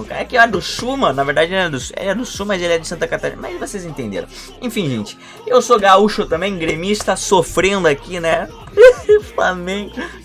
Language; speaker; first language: Portuguese; native; Portuguese